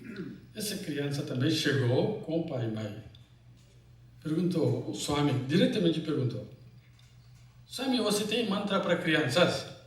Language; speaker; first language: Portuguese; non-native, fluent; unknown